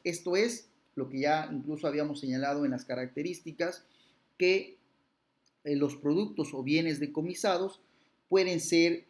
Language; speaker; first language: Spanish; native; Spanish